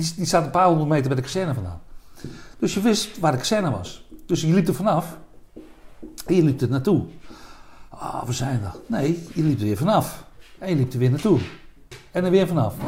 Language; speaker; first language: Dutch; native; Dutch